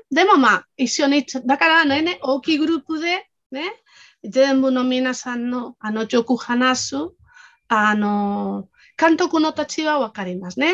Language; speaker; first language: Japanese; non-native, fluent; Spanish